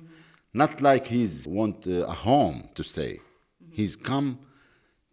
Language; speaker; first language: English; non-native, learner; Arabic